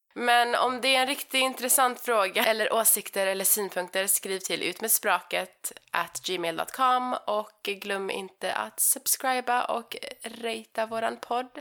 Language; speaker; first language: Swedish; early bilingual, heritage; Swedish